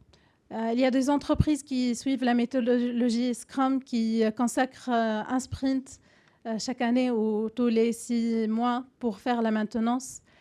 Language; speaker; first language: French; non-native, fluent; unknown